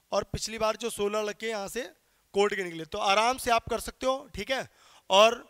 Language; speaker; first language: Hindi; native; Hindi